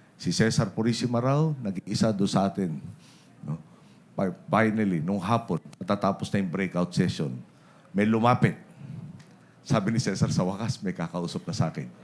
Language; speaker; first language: Filipino; native; Filipino